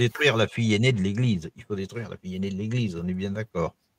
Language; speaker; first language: French; native; French